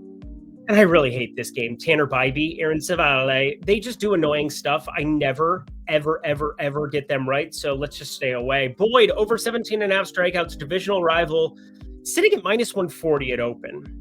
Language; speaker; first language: English; native; English